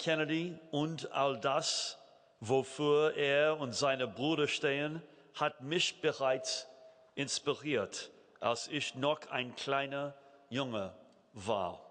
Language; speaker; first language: German; non-native, fluent; English